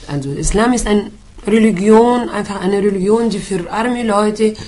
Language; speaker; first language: German; non-native, fluent; Arabic